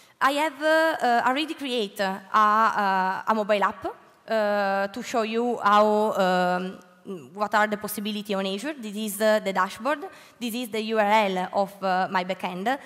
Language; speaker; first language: English; non-native, learner; Italian